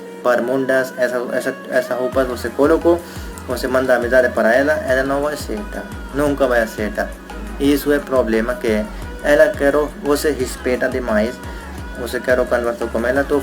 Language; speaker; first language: Portuguese; non-native, learner; Hindi